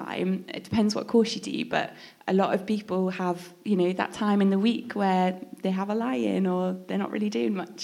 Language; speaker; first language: English; native; English